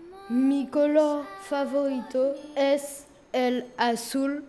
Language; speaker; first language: Spanish; non-native, learner; French